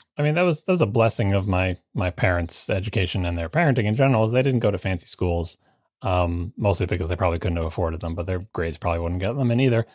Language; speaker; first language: English; native; English